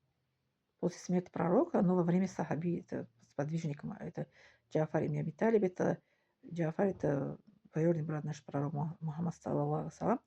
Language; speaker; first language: Russian; non-native, local second language; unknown